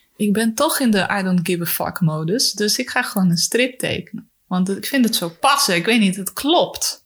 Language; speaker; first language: Dutch; early bilingual, other home language; Spanish